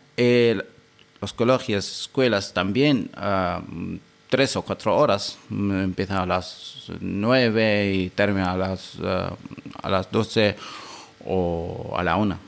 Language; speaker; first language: Spanish; non-native, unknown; Arabic